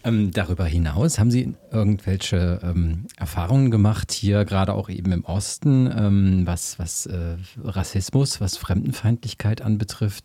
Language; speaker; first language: German; native; German